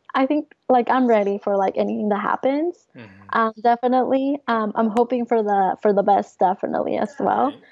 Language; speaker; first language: English; early bilingual, other home language; Spanish